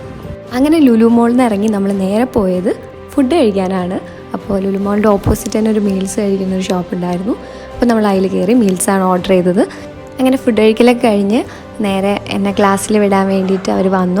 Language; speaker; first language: Malayalam; native; Malayalam